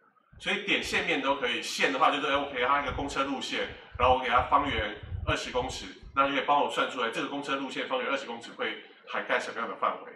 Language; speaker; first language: Chinese; native; Chinese